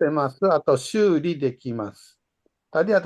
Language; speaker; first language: Japanese; non-native, fluent; Indonesian